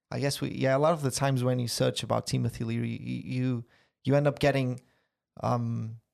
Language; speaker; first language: English; non-native, fluent; Portuguese